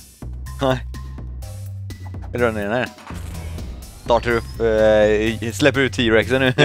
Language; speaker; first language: Swedish; native; Swedish